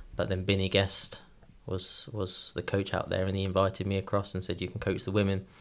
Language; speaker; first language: English; native; English